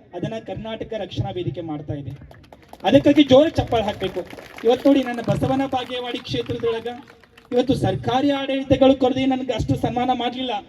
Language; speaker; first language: Kannada; native; Kannada